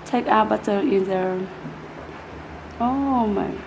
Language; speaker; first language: English; non-native, learner; Vietnamese